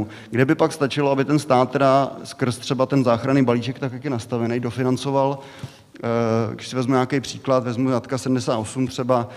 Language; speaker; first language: Czech; native; Czech